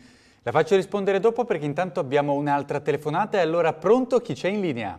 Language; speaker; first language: Italian; native; Italian